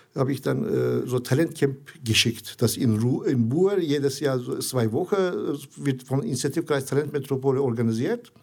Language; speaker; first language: German; non-native, learner; Turkish